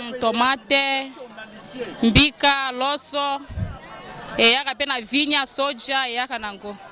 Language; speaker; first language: Lingala; native; Lingala